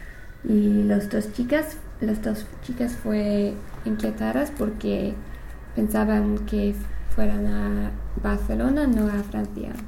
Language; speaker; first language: Spanish; non-native, learner; English